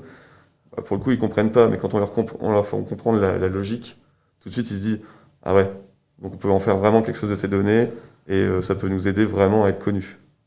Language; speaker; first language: French; native; French